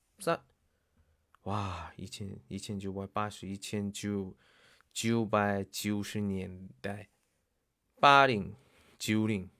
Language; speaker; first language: Chinese; non-native, learner; Korean